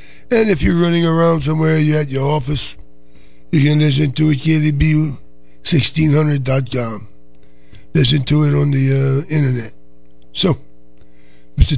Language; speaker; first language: English; early bilingual, other home language; French